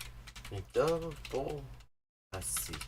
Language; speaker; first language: French; non-native, learner; English